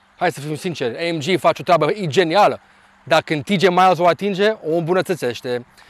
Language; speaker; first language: Romanian; early bilingual, heritage; Romanian